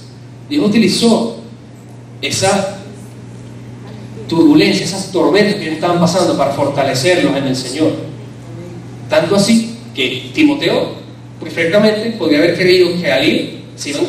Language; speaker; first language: Spanish; native; Spanish